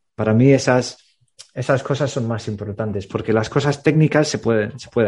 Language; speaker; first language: Spanish; non-native, fluent; English